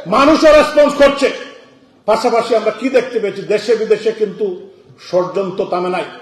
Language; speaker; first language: Bangla; native; Bangla